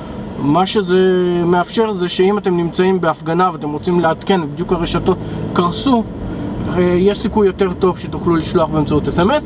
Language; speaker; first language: Hebrew; native; Hebrew